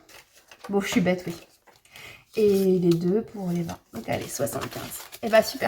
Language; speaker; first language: French; native; French